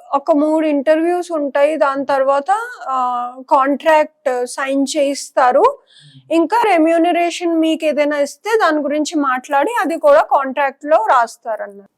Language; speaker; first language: Telugu; non-native, local second language; Punjabi